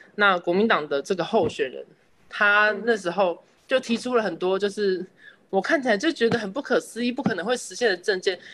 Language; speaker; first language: Chinese; native; Chinese